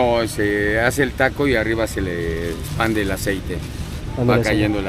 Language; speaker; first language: Spanish; native; Spanish